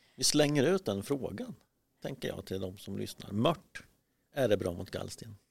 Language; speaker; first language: Swedish; native; Swedish